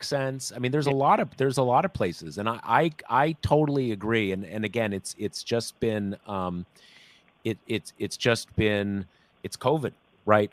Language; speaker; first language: English; native; English